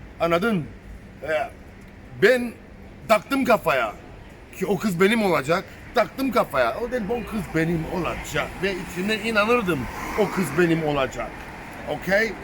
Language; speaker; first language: Turkish; early bilingual, heritage; Turkish